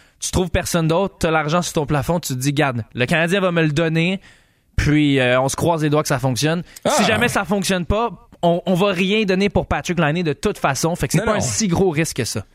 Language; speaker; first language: French; native; French